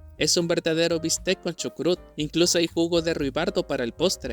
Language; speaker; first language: Spanish; native; Spanish